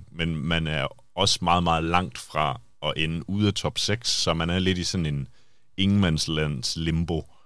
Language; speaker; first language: Danish; native; Danish